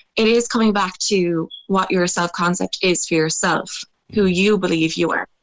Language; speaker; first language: English; native; English